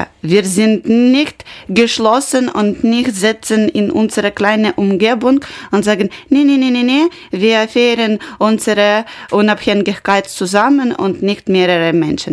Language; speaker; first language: German; non-native, learner; Ukrainian